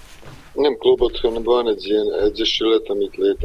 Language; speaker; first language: Hungarian; non-native, fluent; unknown